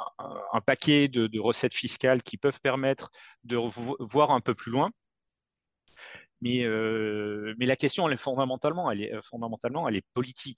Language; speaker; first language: French; native; French